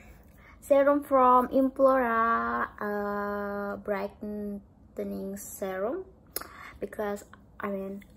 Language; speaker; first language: English; non-native, learner; Indonesian